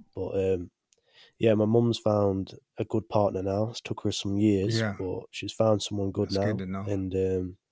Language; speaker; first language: English; native; English